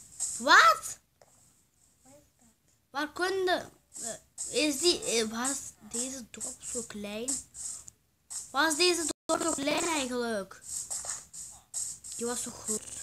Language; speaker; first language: Dutch; early bilingual, other home language; Turkish